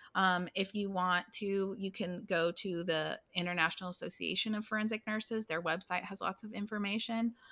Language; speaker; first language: English; native; English